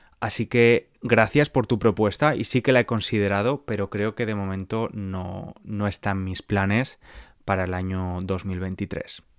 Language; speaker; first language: Spanish; native; Spanish